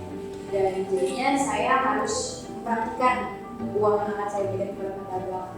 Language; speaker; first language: Indonesian; early bilingual, heritage; Indonesian